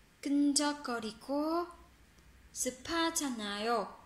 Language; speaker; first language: Korean; non-native, fluent; Vietnamese